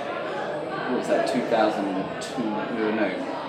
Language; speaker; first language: English; native; English